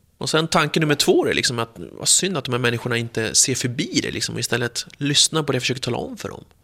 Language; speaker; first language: Swedish; early bilingual, other home language; Spanish